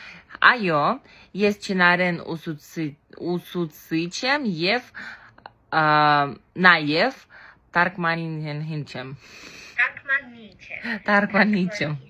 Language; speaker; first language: Armenian; non-native, learner; Russian